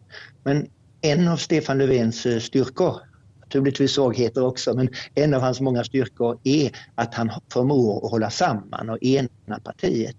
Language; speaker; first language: Swedish; native; Swedish